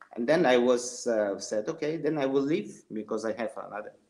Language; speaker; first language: English; non-native, fluent; Russian